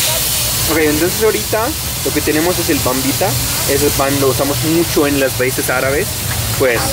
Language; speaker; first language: Spanish; non-native, learner; Arabic